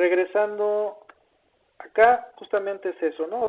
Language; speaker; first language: Spanish; native; Spanish